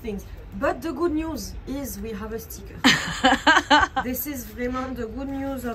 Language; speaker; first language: English; non-native, learner; French